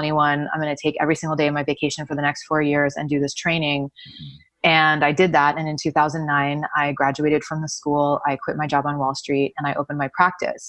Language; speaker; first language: English; native; English